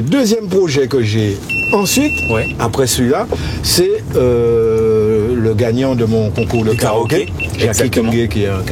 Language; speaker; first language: French; native; French